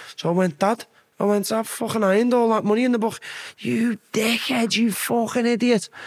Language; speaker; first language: English; native; English